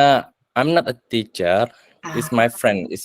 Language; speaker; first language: English; non-native, learner; Indonesian